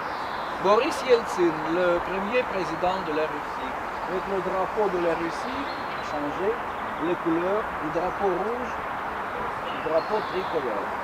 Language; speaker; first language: French; non-native, fluent; Russian